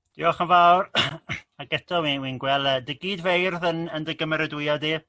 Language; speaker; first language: Welsh; native; Welsh